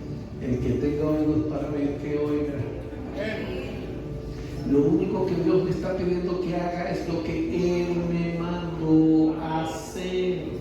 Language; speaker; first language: Spanish; native; Spanish